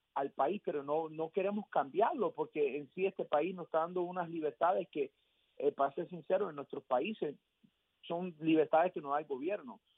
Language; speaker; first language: Spanish; early bilingual, heritage; Spanish